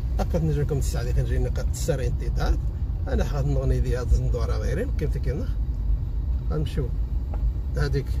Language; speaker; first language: Arabic; native; Arabic